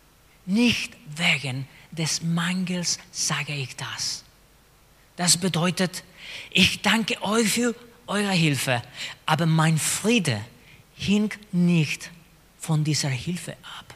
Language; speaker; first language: German; non-native, fluent; Spanish